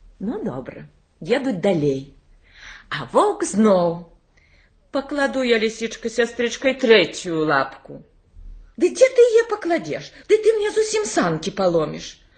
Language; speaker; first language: Belarusian; native; Belarusian